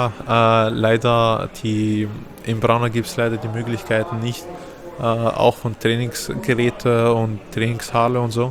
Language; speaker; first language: German; non-native, fluent; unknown